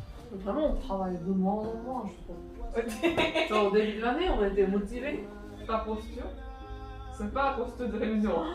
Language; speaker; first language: French; non-native, fluent; Korean